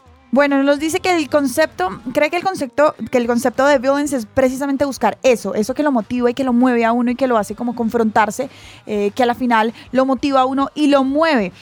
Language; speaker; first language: Spanish; native; Spanish